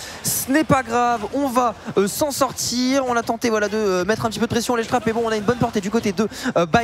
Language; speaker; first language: French; native; French